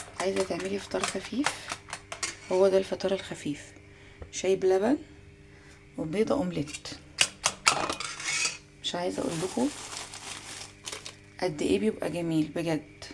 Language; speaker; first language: Arabic; native; Arabic